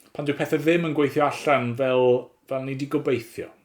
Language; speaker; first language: Welsh; native; Welsh